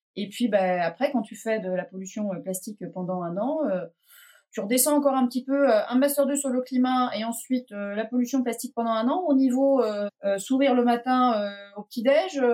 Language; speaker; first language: French; native; French